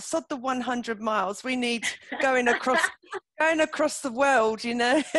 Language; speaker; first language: English; native; English